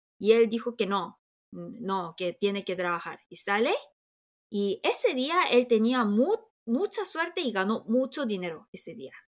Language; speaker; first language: Spanish; early bilingual, other home language; Korean